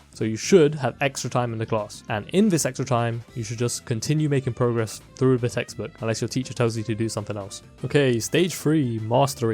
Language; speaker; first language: English; native; English